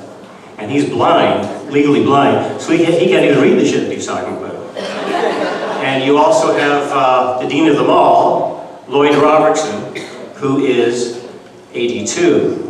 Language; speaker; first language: English; native; English